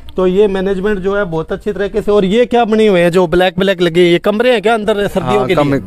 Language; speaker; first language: Hindi; native; Hindi